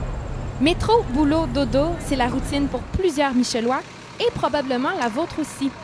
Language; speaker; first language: French; native; French